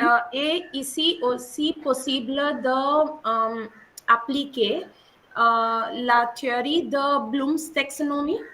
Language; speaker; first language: French; non-native, learner; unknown